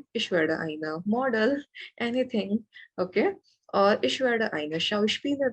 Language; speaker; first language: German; non-native, learner; Malayalam